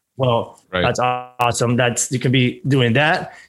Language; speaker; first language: English; non-native, fluent; Spanish